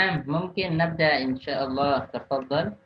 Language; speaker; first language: Arabic; non-native, fluent; Indonesian